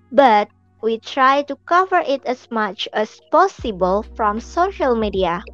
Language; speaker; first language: English; non-native, fluent; Indonesian